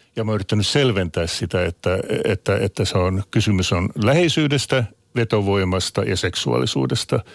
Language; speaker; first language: Finnish; non-native, local second language; Swedish